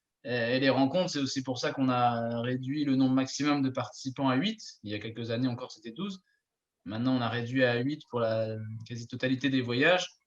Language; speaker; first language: French; native; French